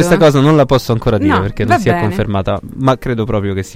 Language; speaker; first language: Italian; native; Italian